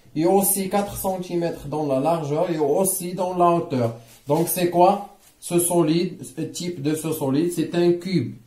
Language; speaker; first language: French; non-native, local second language; Arabic